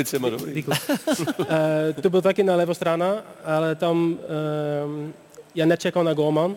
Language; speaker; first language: Czech; non-native, learner; Dutch